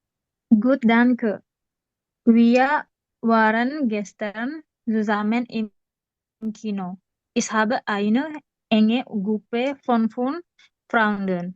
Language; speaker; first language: German; non-native, learner; Indonesian